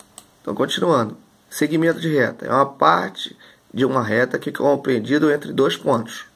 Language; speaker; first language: Portuguese; native; Portuguese